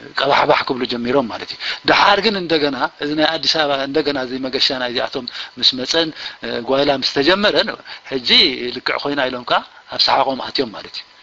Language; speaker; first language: Tigrinya; native; Tigrinya